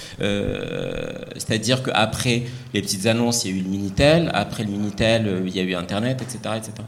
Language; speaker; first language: French; non-native, local second language; Arabic